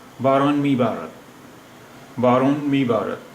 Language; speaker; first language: Persian; non-native, fluent; Urdu